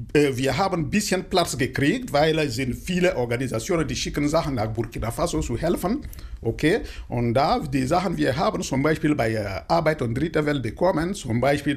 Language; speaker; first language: German; non-native, fluent; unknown